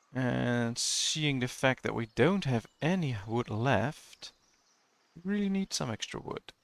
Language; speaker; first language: English; non-native, fluent; Dutch